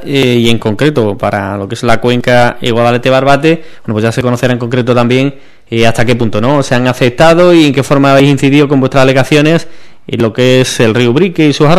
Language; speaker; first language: Spanish; native; Spanish